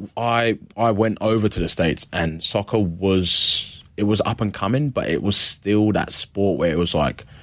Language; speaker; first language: English; native; English